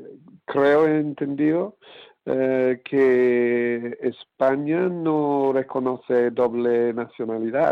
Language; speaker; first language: Spanish; non-native, fluent; English